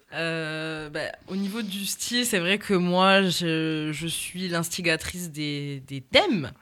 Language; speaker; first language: French; native; French